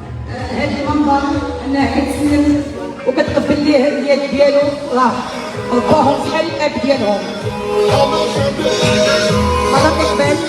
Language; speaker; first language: Arabic; native; Arabic